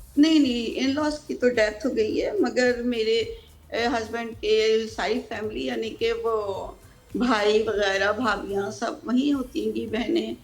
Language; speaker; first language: Urdu; native; Urdu